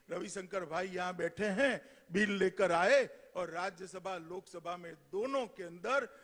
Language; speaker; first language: Hindi; non-native, local second language; Gujarati